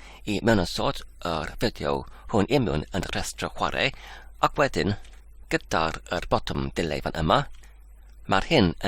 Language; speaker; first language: Welsh; non-native, fluent; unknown